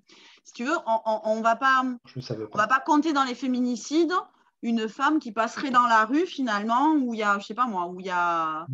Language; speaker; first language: French; native; French